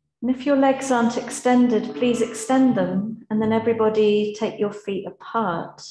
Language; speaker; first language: English; native; English